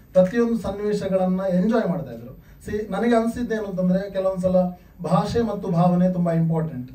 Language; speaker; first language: Kannada; non-native, local second language; Tulu